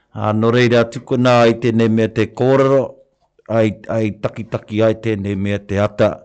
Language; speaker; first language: Māori; non-native, local second language; English